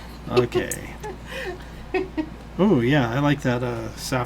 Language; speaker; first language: English; native; English